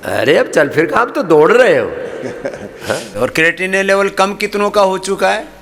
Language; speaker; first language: Hindi; native; Hindi